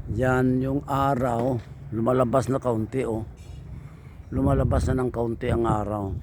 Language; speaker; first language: Filipino; native; Filipino